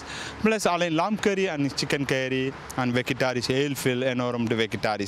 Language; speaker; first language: Dutch; non-native, learner; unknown